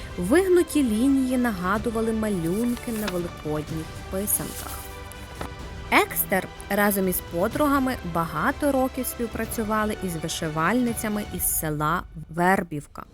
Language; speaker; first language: Ukrainian; native; Ukrainian